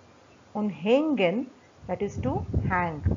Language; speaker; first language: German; non-native, fluent; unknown